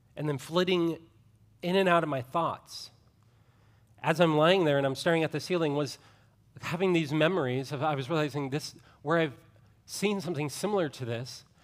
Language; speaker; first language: English; native; English